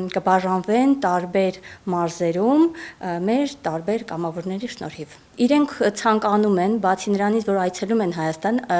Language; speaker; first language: Armenian; native; Armenian